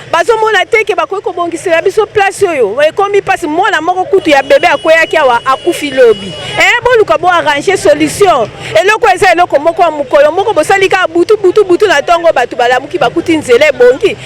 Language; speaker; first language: Lingala; native; Lingala